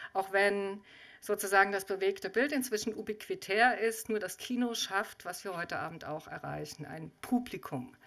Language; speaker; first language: German; native; German